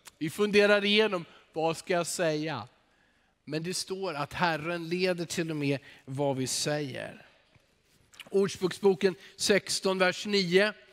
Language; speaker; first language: Swedish; native; Swedish